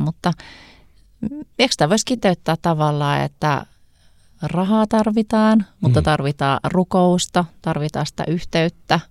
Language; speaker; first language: Finnish; native; Finnish